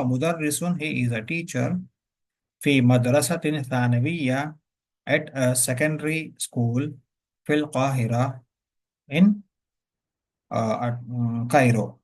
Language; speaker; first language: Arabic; non-native, fluent; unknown